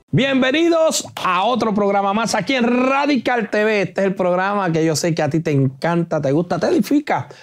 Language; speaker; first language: Spanish; native; Spanish